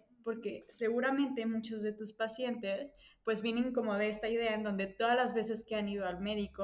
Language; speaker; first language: Spanish; native; Spanish